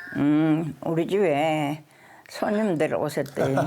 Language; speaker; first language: Korean; native; Korean